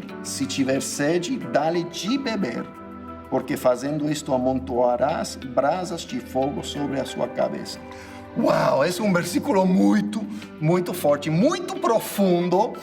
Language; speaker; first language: Portuguese; non-native, fluent; English